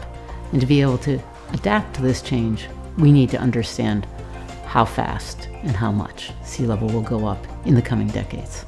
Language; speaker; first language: English; native; English